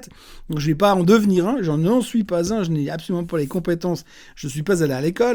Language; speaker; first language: French; native; French